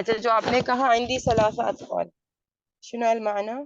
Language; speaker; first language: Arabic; non-native, fluent; Urdu